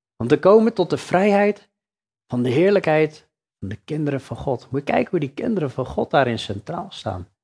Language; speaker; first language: Dutch; native; Dutch